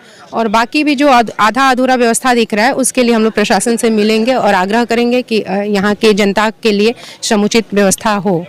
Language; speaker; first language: Hindi; native; Hindi